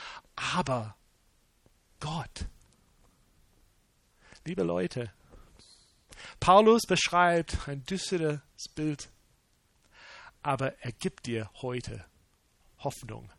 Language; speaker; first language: German; non-native, fluent; English